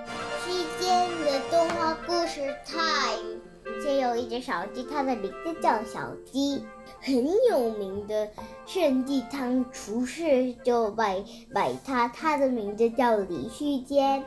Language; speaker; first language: Chinese; non-native, learner; Korean